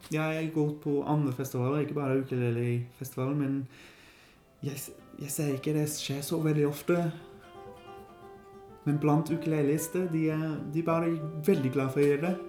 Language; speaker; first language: Norwegian; non-native, learner; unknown